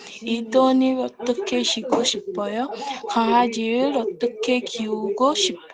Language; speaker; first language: Korean; non-native, learner; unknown